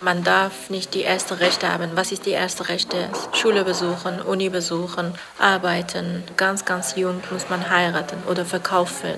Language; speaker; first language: German; non-native, learner; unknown